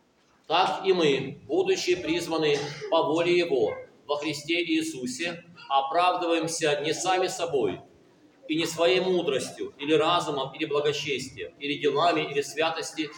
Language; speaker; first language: Russian; native; Russian